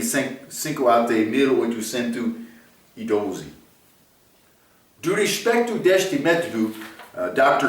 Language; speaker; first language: Portuguese; non-native, fluent; English